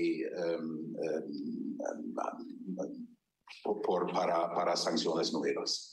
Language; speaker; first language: Spanish; non-native, fluent; German